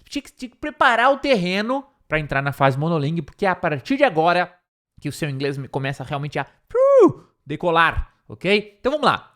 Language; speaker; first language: Portuguese; native; Portuguese